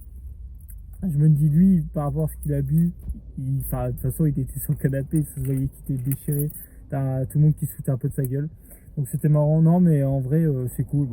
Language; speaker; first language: French; native; French